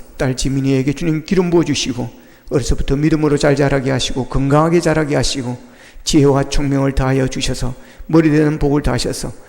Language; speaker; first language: Korean; native; Korean